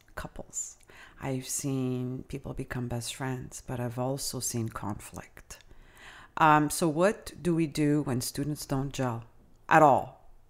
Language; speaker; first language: English; non-native, fluent; Italian